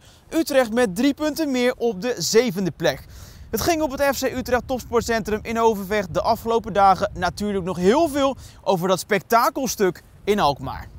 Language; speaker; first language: Dutch; native; Dutch